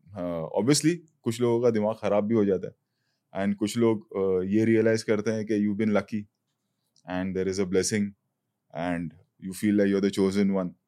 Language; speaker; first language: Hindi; native; Hindi